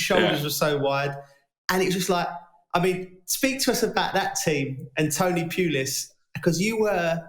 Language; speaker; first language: English; native; English